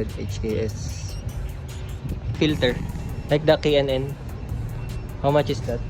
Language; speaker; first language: English; non-native, local second language; Filipino